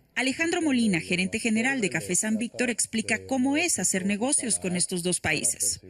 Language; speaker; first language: Spanish; native; Spanish